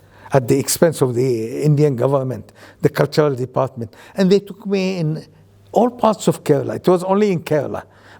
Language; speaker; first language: English; non-native, local second language; Arabic